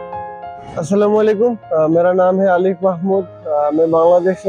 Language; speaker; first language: Hindi; non-native, fluent; Bangla